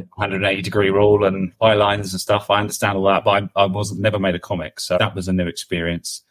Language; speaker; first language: English; native; English